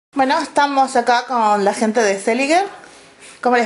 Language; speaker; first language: Spanish; native; Spanish